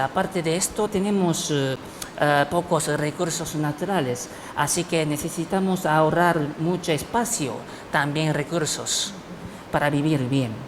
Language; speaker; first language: Spanish; non-native, fluent; Japanese